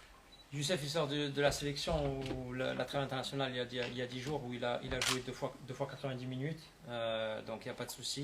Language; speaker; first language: French; native; French